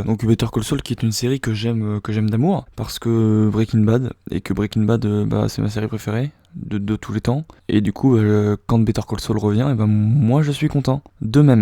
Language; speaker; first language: French; native; French